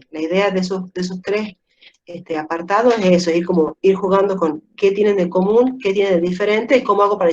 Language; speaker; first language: Spanish; native; Spanish